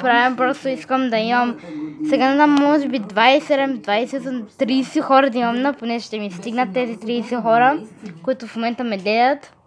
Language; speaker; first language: Bulgarian; early bilingual, heritage; Bulgarian